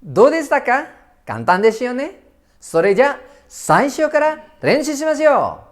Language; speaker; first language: Japanese; non-native, fluent; Indonesian